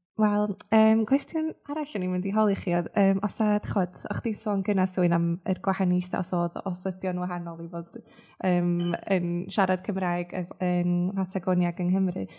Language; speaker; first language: Welsh; native; Welsh